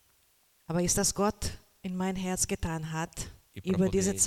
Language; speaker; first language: German; non-native, learner; Portuguese